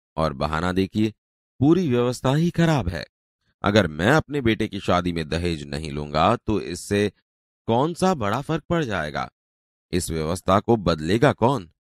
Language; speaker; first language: Hindi; non-native, local second language; Gujarati